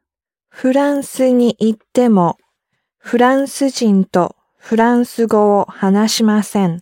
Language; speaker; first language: Japanese; non-native, learner; English